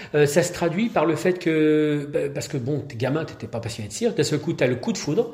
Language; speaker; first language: French; native; French